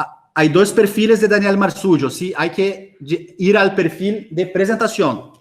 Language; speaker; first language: Spanish; non-native, fluent; Portuguese